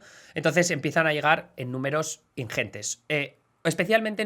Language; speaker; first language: Spanish; native; Spanish